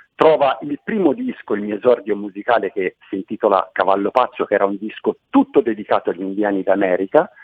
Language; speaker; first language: Italian; native; Italian